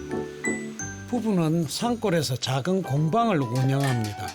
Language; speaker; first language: Korean; native; Korean